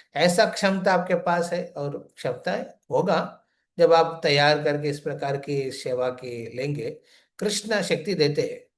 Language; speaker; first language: Hindi; non-native, local second language; Telugu